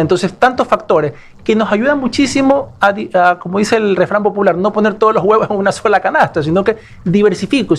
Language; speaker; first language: Spanish; native; Spanish